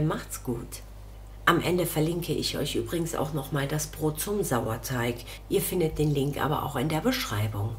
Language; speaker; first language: German; native; German